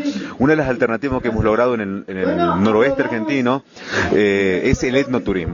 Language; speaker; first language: Spanish; native; Spanish